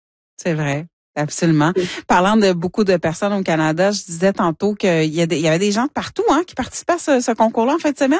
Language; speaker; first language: French; native; French